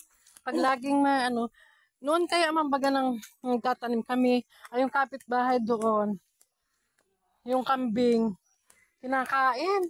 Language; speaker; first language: Filipino; native; Filipino